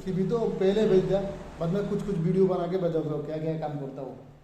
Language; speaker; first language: Hindi; non-native, learner; Bangla